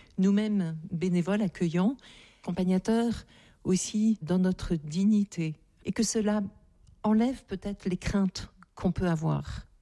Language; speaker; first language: French; native; French